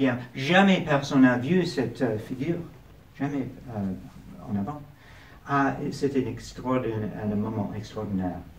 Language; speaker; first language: French; non-native, learner; English